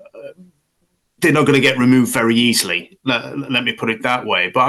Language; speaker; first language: English; native; English